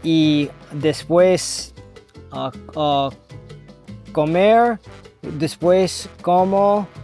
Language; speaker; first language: Spanish; non-native, learner; English